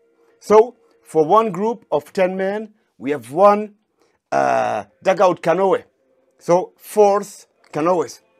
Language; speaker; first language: English; non-native, fluent; German